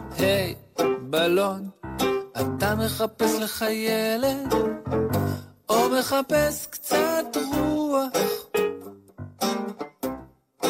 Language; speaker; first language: Hebrew; native; Hebrew